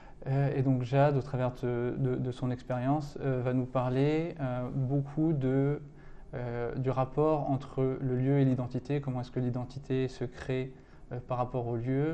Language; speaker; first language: French; native; French